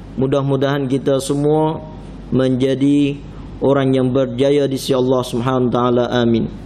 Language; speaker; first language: Malay; non-native, fluent; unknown